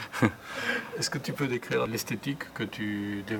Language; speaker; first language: French; native; French